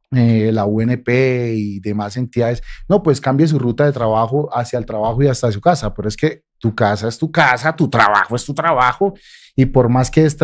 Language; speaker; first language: Spanish; native; Spanish